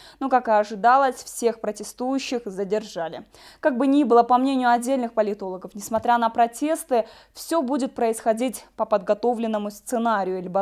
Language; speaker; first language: Russian; non-native, local second language; Kyrgyz